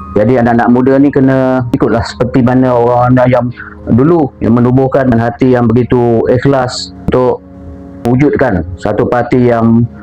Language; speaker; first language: Malay; native; Malay